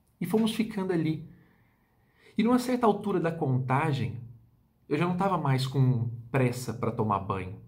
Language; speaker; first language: Portuguese; native; Portuguese